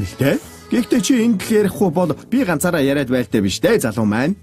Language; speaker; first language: Mongolian; native; Mongolian